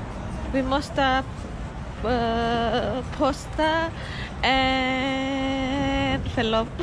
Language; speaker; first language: Swedish; non-native, learner; Indonesian